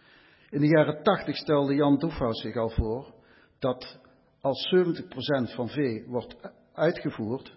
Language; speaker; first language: Dutch; native; Dutch